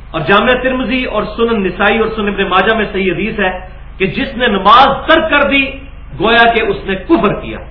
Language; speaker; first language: Urdu; non-native, local second language; Punjabi